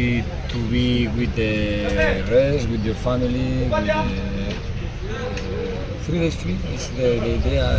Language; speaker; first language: English; non-native, learner; Spanish